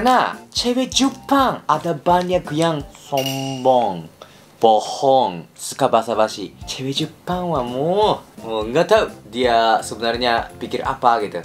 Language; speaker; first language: Indonesian; non-native, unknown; Japanese